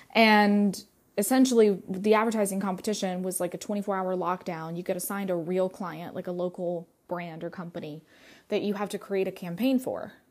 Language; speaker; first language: English; early bilingual, other home language; Russian